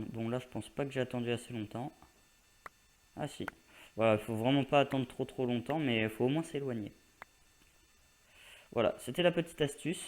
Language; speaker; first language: French; native; French